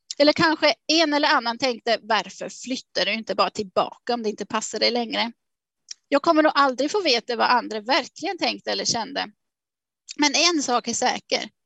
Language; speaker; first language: Swedish; non-native, fluent; Swiss German